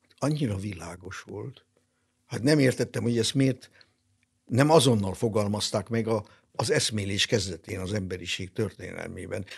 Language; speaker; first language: Hungarian; non-native, local second language; German